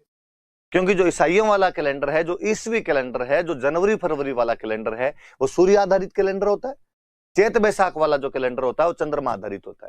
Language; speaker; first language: Hindi; native; Hindi